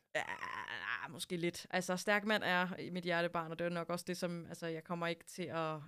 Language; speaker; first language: Danish; native; Danish